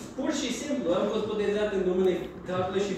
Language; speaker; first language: Romanian; non-native, learner; English